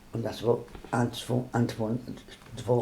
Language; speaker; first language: German; non-native, learner; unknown